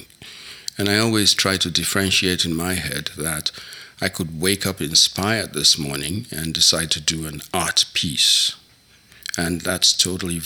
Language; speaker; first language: English; non-native, local second language; Yoruba